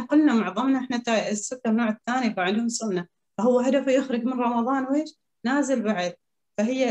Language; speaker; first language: Arabic; native; Arabic